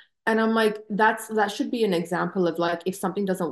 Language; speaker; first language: English; native; English